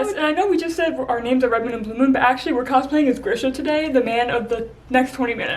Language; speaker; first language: English; native; English